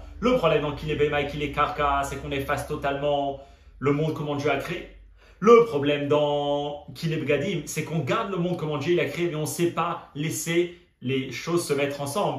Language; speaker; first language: French; native; French